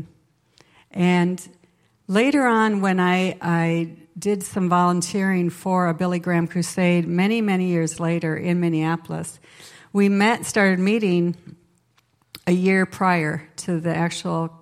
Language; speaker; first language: English; native; English